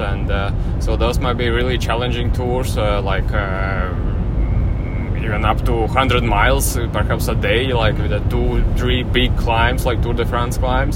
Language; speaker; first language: English; non-native, fluent; Latvian